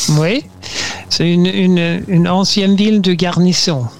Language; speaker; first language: French; non-native, learner; Swedish